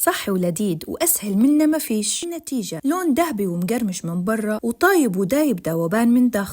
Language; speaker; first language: Arabic; native; Arabic